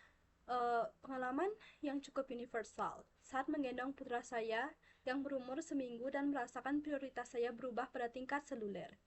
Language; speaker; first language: Indonesian; non-native, local second language; Balinese